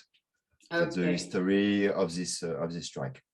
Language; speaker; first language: English; non-native, learner; French